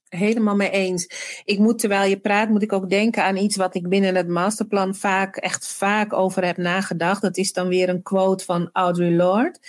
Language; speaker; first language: Dutch; early bilingual, other home language; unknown